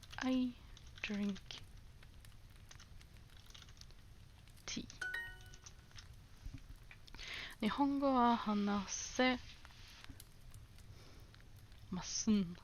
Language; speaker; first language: Japanese; non-native, learner; English